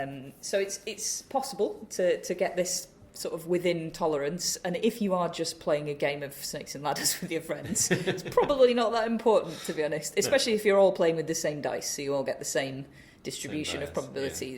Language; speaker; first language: English; native; English